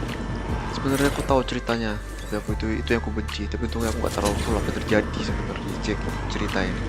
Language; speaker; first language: Indonesian; native; Indonesian